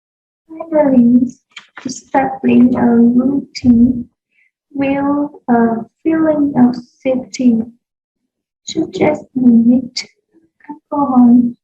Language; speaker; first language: English; non-native, learner; Vietnamese